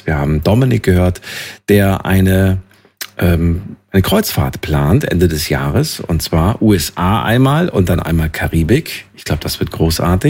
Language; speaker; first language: German; native; German